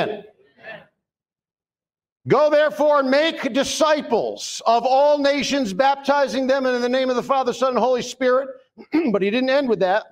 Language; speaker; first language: English; native; English